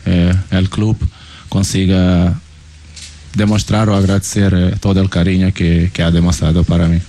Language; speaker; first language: Spanish; non-native, learner; Portuguese